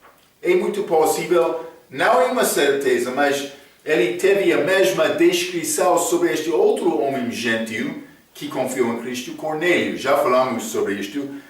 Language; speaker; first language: Portuguese; non-native, fluent; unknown